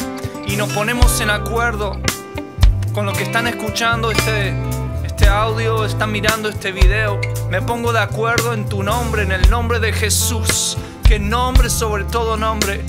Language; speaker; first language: Spanish; native; Spanish